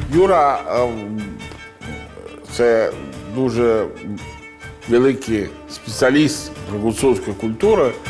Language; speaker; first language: Ukrainian; non-native, learner; Italian